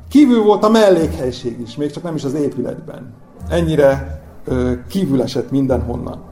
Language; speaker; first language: Hungarian; native; Hungarian